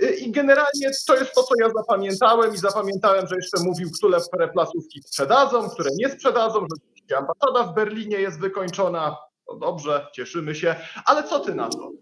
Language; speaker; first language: Polish; native; Polish